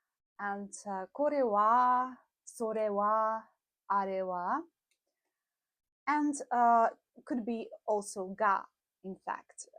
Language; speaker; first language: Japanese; non-native, fluent; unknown